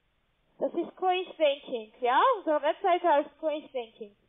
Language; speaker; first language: German; non-native, learner; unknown